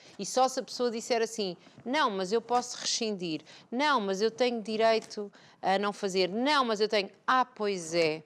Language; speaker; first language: Portuguese; native; Portuguese